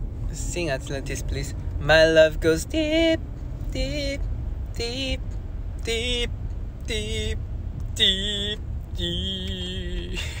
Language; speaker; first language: English; non-native, learner; Korean